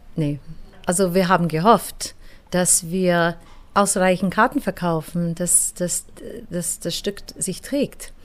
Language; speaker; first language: German; non-native, fluent; English